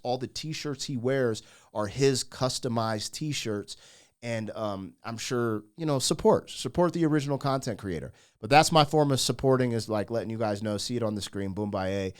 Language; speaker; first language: English; native; English